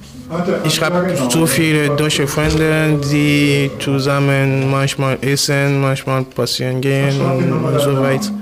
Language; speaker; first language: German; non-native, learner; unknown